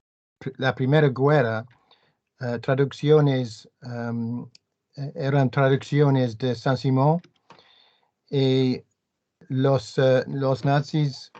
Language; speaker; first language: Spanish; non-native, learner; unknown